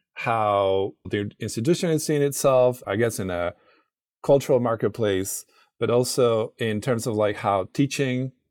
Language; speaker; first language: English; non-native, fluent; Spanish